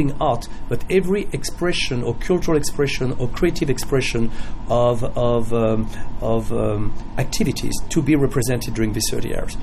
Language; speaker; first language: English; non-native, fluent; French